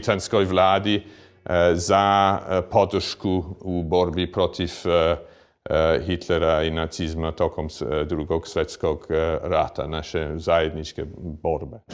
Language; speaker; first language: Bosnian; non-native, fluent; English